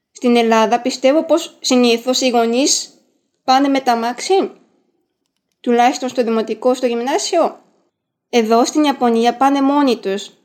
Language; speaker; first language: Greek; non-native, fluent; Japanese